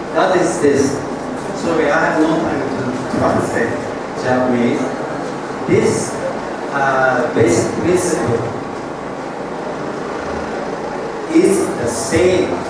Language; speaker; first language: English; non-native, learner; Japanese